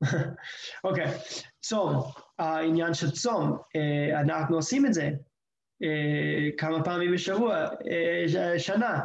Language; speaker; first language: Hebrew; non-native, fluent; English